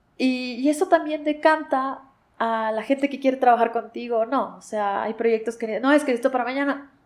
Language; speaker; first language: Spanish; native; Spanish